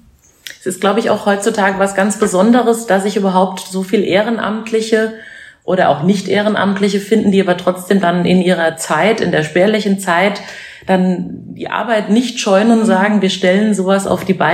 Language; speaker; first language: German; native; German